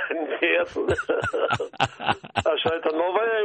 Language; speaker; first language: Russian; early bilingual, heritage; Russian